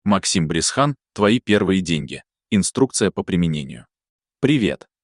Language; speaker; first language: Russian; native; Russian